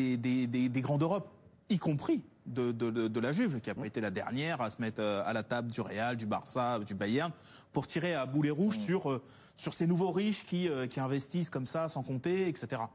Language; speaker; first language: French; native; French